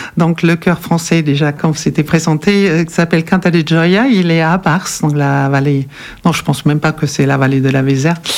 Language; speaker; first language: French; non-native, fluent; German